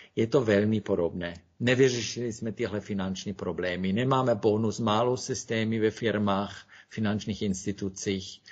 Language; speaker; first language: Czech; non-native, fluent; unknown